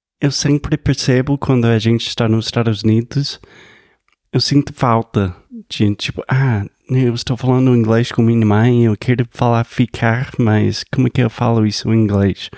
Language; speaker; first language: Portuguese; non-native, fluent; English